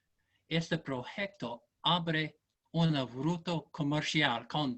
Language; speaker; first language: Spanish; non-native, learner; English